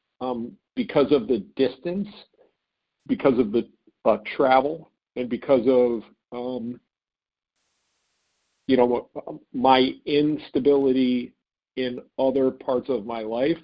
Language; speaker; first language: English; native; English